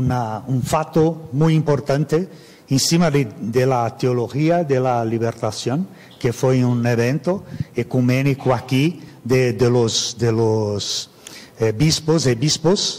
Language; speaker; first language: Spanish; non-native, fluent; Portuguese